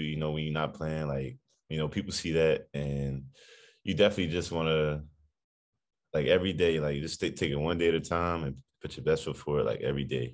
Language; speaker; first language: English; native; English